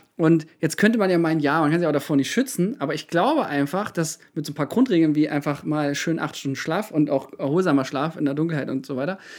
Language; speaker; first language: German; native; German